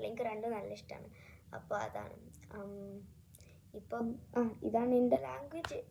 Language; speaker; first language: Malayalam; early bilingual, heritage; Malayalam